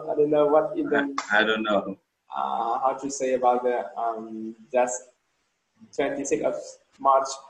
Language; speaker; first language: English; non-native, learner; Vietnamese